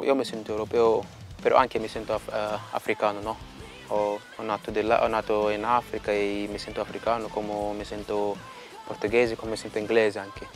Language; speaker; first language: Italian; non-native, fluent; Portuguese